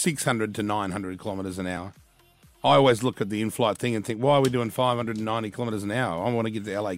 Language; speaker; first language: English; native; English